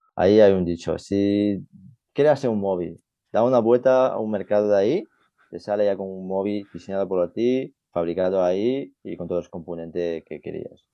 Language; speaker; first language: Spanish; non-native, fluent; Chinese